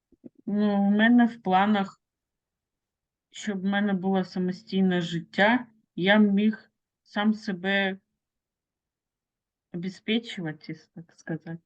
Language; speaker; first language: Ukrainian; non-native, local second language; Russian